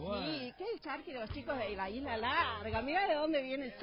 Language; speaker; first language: Spanish; native; Spanish